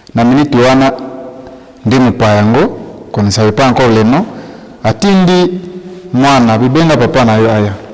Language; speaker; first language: Lingala; non-native, local second language; Swahili